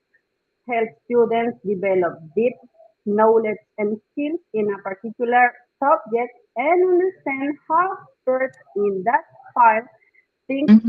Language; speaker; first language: English; non-native, fluent; Spanish